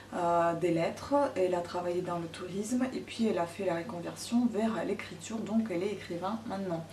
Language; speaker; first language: French; non-native, fluent; Russian